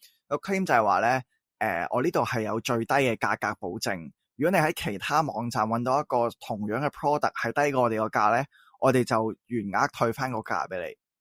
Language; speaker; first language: Cantonese; native; Cantonese